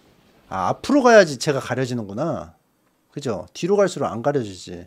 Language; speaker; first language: Korean; native; Korean